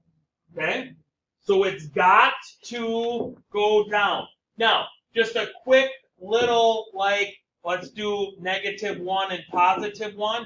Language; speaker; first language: English; native; English